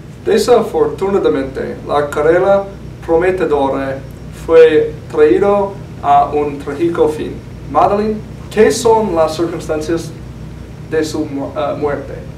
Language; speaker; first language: Spanish; non-native, learner; English